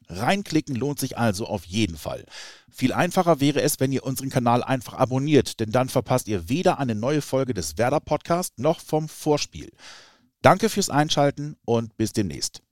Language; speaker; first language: German; native; German